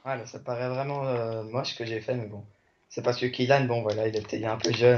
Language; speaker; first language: French; native; French